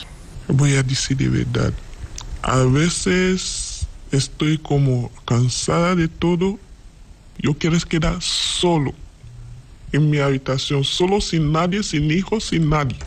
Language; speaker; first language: Spanish; non-native, learner; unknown